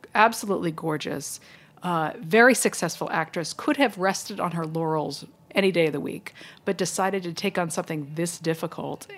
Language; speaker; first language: English; native; English